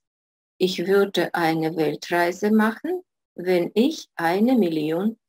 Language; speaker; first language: German; non-native, fluent; Russian